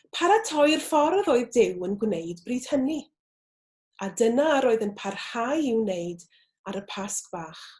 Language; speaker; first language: Welsh; native; Welsh